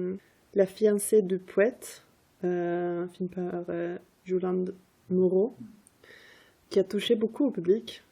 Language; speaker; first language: French; non-native, fluent; Swedish